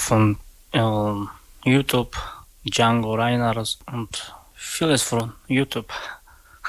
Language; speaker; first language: German; non-native, learner; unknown